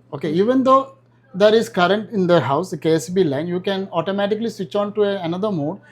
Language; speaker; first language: English; non-native, local second language; Malayalam